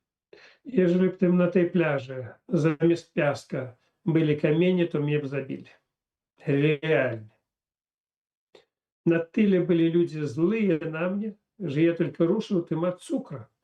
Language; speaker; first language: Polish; non-native, fluent; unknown